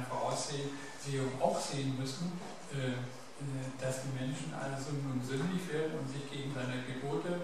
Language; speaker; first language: German; native; German